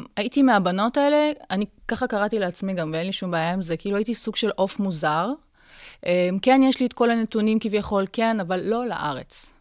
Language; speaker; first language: Hebrew; early bilingual, other home language; Russian